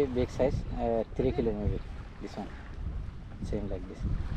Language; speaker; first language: English; non-native, learner; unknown